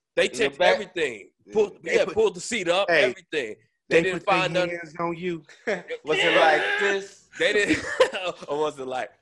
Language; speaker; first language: English; native; English